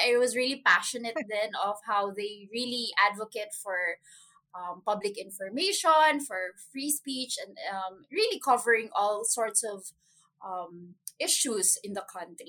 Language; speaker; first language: English; non-native, local second language; Cebuano